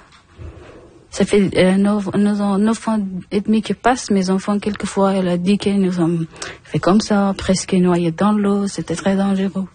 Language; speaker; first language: French; non-native, learner; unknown